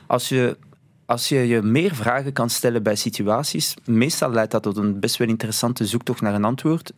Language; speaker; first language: Dutch; early bilingual, other home language; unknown